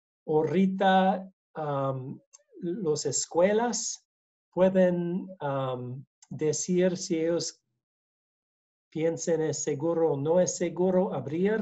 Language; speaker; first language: Spanish; non-native, learner; English